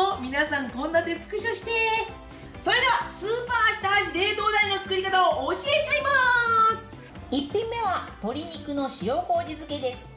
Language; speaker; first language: Japanese; native; Japanese